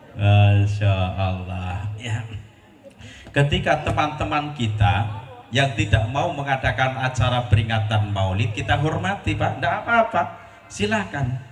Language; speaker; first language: Indonesian; non-native, local second language; Javanese